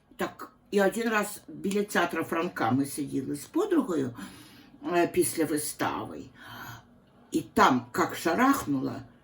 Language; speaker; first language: Ukrainian; non-native, local second language; Russian